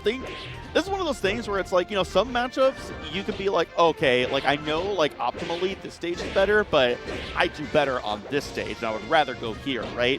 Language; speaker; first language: English; native; English